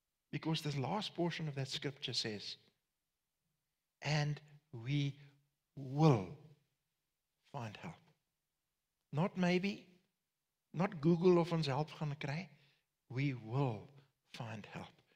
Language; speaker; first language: English; non-native, local second language; Afrikaans